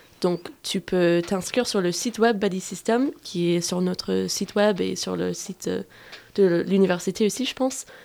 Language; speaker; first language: French; non-native, fluent; English